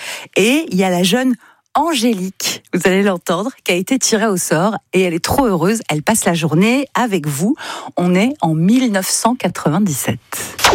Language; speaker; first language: French; native; French